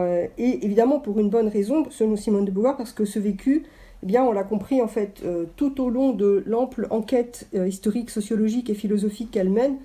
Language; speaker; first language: French; native; French